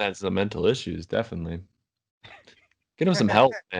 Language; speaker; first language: English; native; English